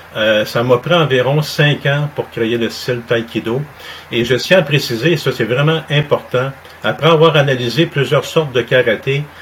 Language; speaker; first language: French; native; French